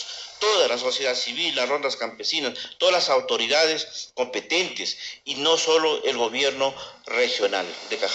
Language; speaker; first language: Spanish; native; Spanish